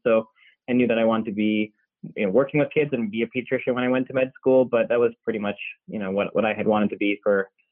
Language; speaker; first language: English; native; English